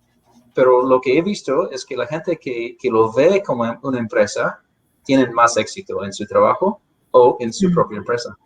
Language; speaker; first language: Spanish; non-native, fluent; English